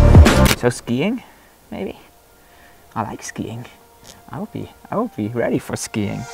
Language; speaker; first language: English; non-native, fluent; German